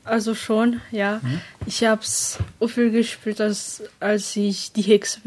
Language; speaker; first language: German; non-native, learner; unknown